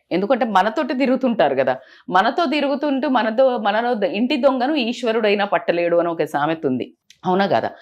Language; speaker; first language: Telugu; native; Telugu